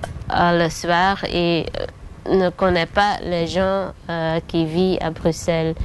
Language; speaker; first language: French; non-native, local second language; Dutch